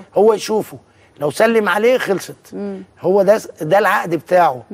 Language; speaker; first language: Arabic; native; Arabic